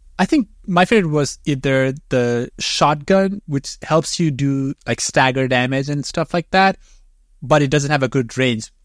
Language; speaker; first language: English; non-native, fluent; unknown